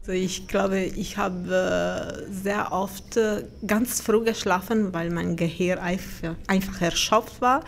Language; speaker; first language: German; non-native, fluent; Italian